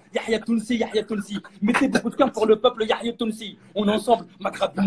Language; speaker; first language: French; native; French